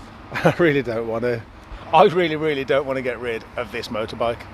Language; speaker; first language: English; native; English